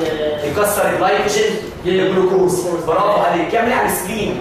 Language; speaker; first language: Arabic; native; Arabic